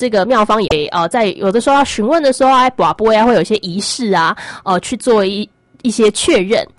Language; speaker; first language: Chinese; native; Chinese